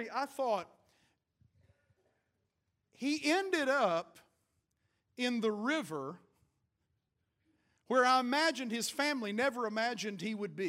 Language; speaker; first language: English; native; English